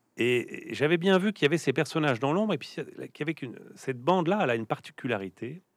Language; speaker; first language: French; native; French